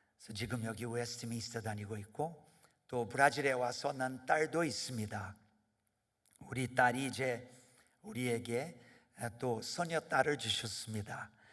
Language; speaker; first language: Korean; non-native, fluent; Portuguese